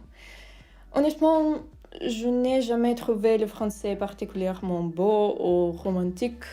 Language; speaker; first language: French; non-native, learner; Russian